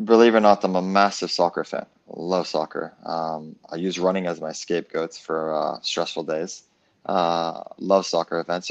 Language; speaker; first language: English; native; English